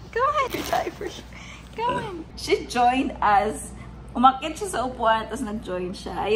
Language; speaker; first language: Filipino; native; Filipino